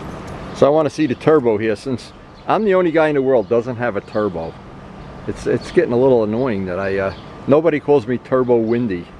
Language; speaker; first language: English; native; English